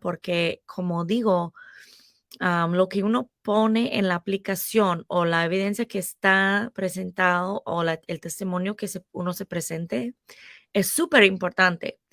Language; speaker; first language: Spanish; non-native, fluent; English